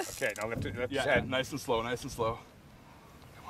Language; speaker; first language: English; native; English